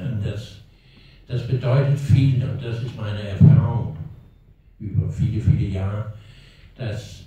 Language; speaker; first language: German; non-native, learner; Danish